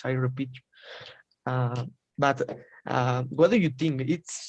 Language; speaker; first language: English; non-native, learner; Spanish